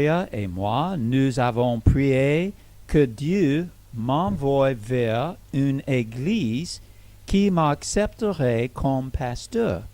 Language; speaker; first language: French; non-native, learner; English